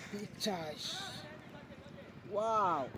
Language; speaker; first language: English; non-native, learner; Bangla